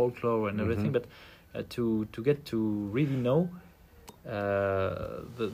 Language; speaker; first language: English; non-native, fluent; French